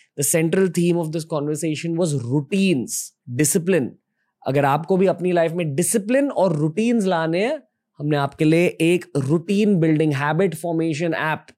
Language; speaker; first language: Hindi; native; Hindi